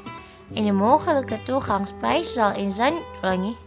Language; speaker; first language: Dutch; non-native, fluent; Indonesian